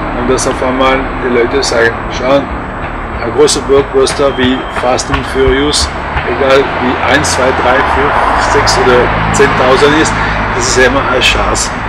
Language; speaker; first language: German; non-native, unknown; French